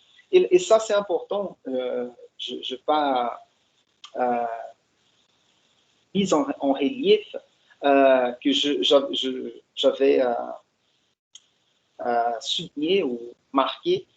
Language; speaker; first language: French; non-native, fluent; Portuguese